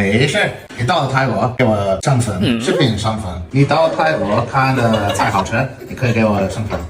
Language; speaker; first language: Chinese; non-native, learner; English